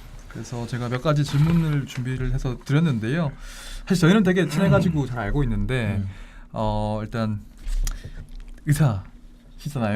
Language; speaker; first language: Korean; native; Korean